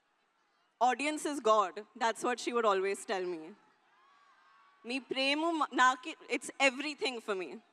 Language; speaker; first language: Telugu; non-native, learner; Hindi